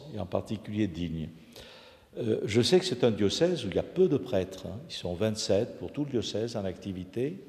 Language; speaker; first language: French; native; French